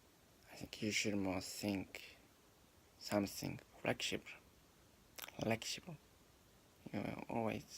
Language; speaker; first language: English; non-native, learner; Japanese